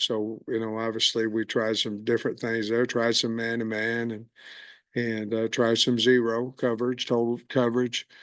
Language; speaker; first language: English; native; English